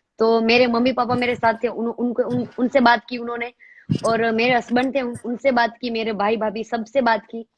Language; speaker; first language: Hindi; non-native, local second language; Gujarati